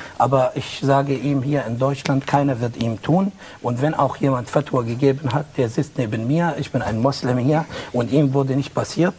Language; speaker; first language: German; non-native, fluent; Arabic